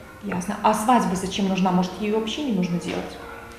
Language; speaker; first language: Russian; native; Russian